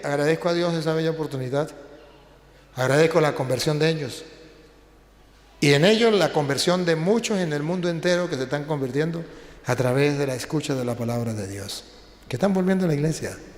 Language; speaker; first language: Spanish; native; Spanish